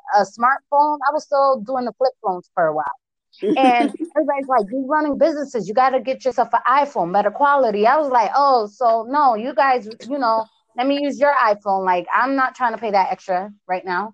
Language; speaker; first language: English; early bilingual, other home language; Spanish